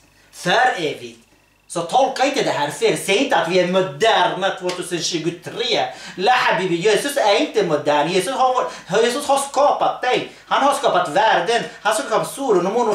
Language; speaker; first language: Swedish; early bilingual, other home language; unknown